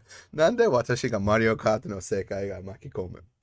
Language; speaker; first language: Japanese; non-native, learner; English